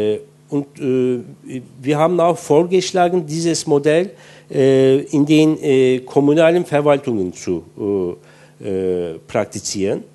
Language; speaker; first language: German; non-native, fluent; Turkish